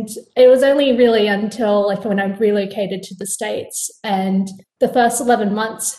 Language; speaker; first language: English; native; English